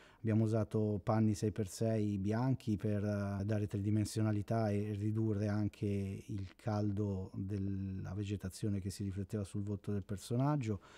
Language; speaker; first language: Italian; native; Italian